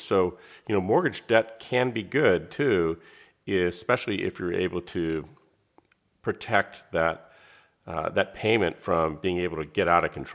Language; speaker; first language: English; native; English